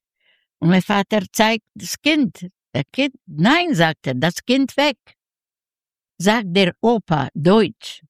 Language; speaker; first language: German; non-native, learner; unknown